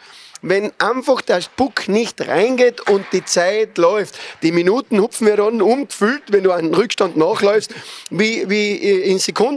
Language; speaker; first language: German; native; German